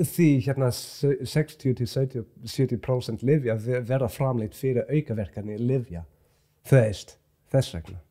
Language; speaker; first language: Icelandic; non-native, fluent; English